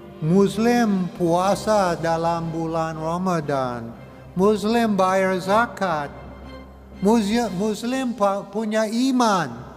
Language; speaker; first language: Indonesian; non-native, learner; English